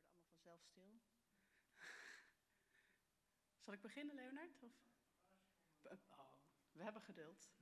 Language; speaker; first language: Dutch; native; Dutch